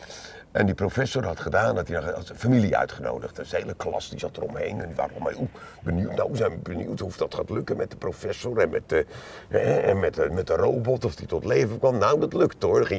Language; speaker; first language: Dutch; native; Dutch